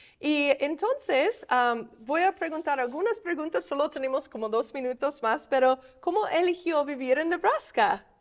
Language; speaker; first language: Spanish; non-native, fluent; English